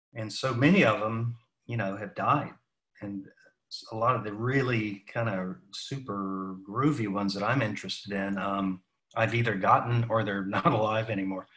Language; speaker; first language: English; native; English